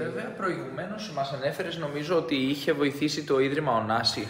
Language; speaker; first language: Greek; native; Greek